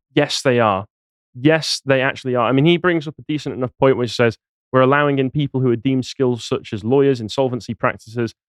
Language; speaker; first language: English; native; English